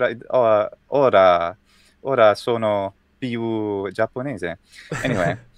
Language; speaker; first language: Italian; non-native, fluent; English